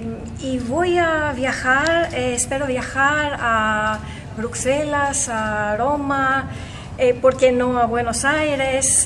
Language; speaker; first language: Spanish; non-native, fluent; Greek